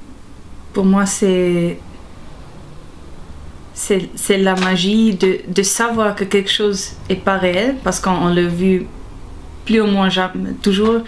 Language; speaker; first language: French; non-native, local second language; German